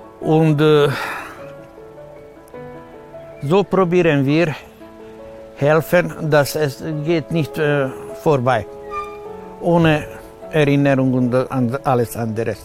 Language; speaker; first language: German; non-native, learner; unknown